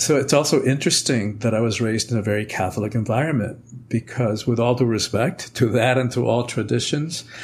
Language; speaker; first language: English; early bilingual, other home language; Spanish